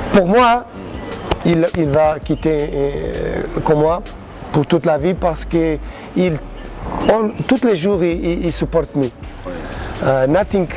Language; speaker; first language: French; non-native, learner; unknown